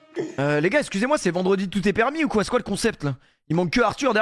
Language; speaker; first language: French; native; French